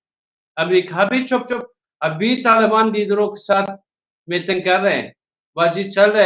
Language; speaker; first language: Hindi; non-native, learner; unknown